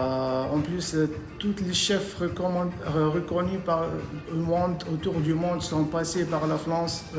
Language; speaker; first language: French; non-native, local second language; Arabic